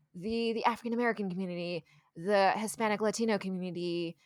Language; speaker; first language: English; native; English